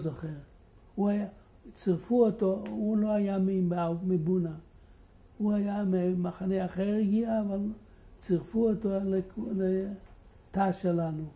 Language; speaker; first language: Hebrew; non-native, fluent; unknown